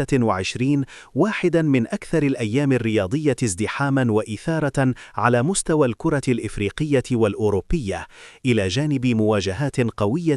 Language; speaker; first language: Arabic; native; Arabic